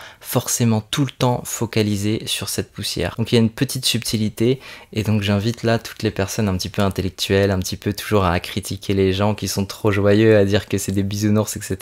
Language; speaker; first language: French; native; French